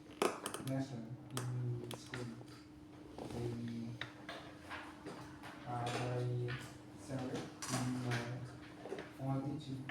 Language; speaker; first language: English; non-native, learner; Vietnamese